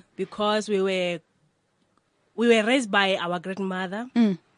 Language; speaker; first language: English; non-native, local second language; Northern Sotho